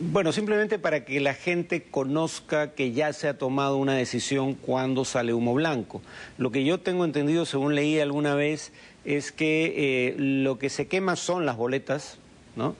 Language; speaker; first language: Spanish; native; Spanish